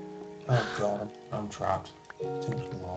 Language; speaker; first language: English; native; English